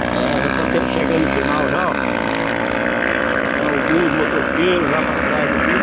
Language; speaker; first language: Portuguese; native; Portuguese